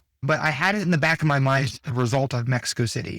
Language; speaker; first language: English; native; English